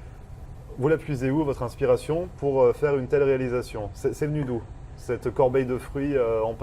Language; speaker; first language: French; native; French